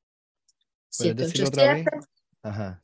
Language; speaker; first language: Spanish; native; Spanish